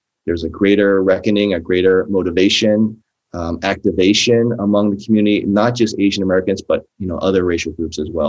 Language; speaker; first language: English; native; English